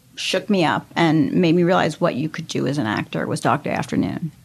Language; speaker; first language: English; native; English